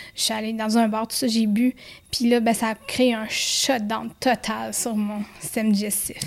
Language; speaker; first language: French; native; French